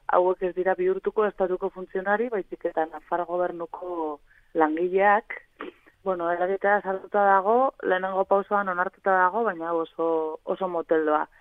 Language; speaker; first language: Basque; non-native, local second language; Spanish